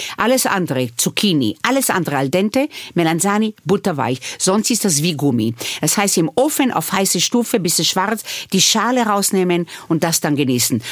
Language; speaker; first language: German; early bilingual, other home language; Hebrew